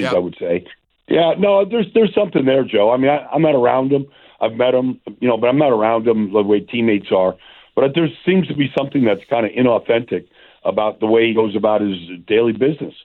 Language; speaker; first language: English; native; English